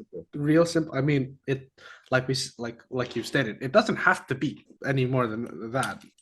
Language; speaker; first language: English; non-native, fluent; Icelandic